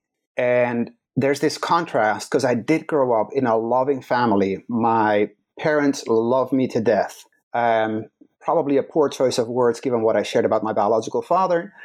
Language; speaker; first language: English; non-native, fluent; Dutch